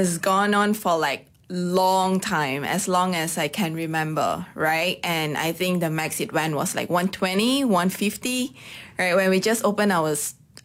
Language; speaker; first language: English; non-native, local second language; Cantonese